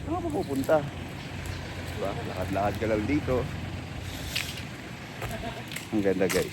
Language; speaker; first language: Filipino; native; Filipino